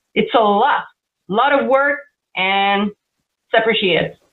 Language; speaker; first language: English; non-native, fluent; French